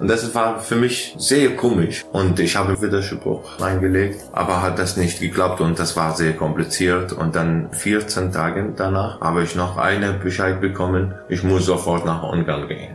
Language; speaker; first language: German; non-native, fluent; Arabic